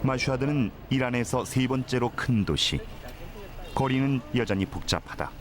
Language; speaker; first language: Korean; native; Korean